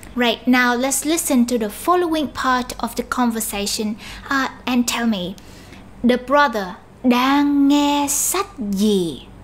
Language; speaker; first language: English; non-native, fluent; Vietnamese